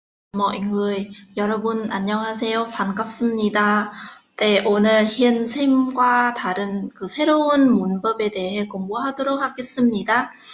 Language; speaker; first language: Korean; non-native, fluent; Vietnamese